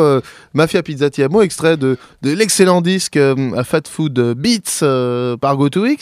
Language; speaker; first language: French; native; French